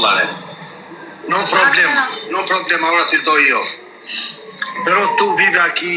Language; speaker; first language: Italian; non-native, learner; Albanian